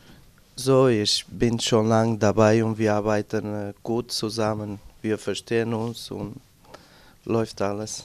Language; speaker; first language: German; non-native, learner; Portuguese